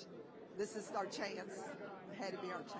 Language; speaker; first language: English; native; English